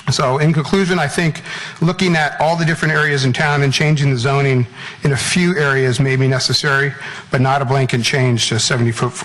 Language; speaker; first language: English; native; English